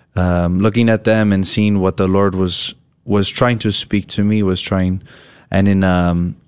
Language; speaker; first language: English; native; English